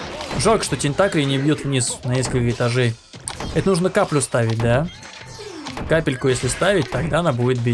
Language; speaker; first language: Russian; native; Russian